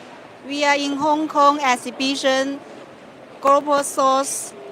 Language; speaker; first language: English; non-native, local second language; Chinese